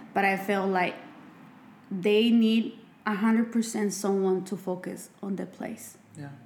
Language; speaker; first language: English; non-native, fluent; Spanish